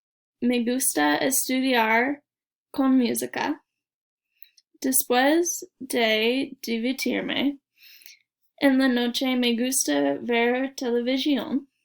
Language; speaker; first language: Spanish; non-native, learner; English